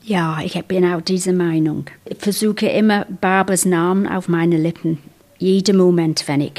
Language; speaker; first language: German; non-native, fluent; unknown